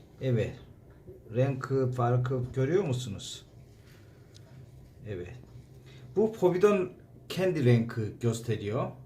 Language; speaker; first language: Turkish; non-native, learner; Korean